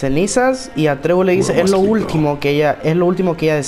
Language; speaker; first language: Spanish; native; Spanish